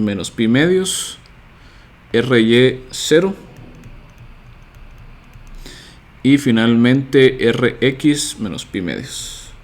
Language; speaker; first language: Spanish; native; Spanish